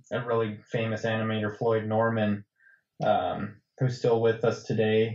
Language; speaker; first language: English; native; English